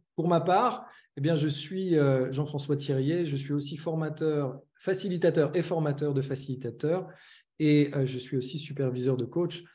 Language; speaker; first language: French; native; French